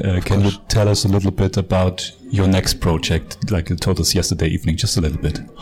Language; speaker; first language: English; non-native, fluent; German